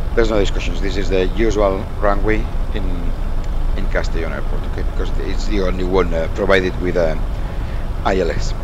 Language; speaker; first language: English; non-native, fluent; Spanish